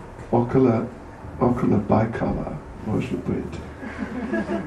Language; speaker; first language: Russian; non-native, learner; English